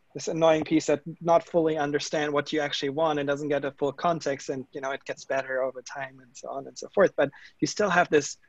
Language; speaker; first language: English; non-native, fluent; German